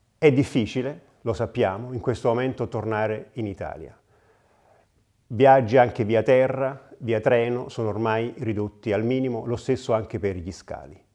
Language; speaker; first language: Italian; native; Italian